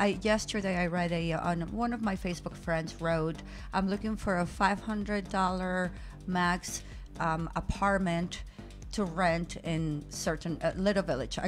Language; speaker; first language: English; non-native, fluent; Spanish